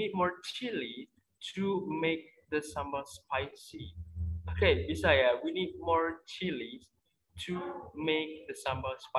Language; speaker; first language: English; non-native, fluent; Indonesian